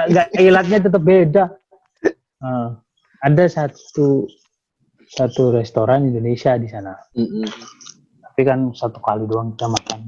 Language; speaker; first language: Indonesian; native; Indonesian